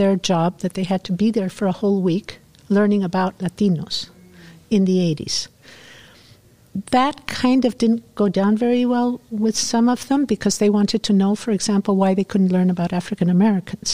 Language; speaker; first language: English; non-native, fluent; Spanish